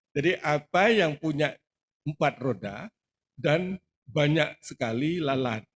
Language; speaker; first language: Indonesian; native; Indonesian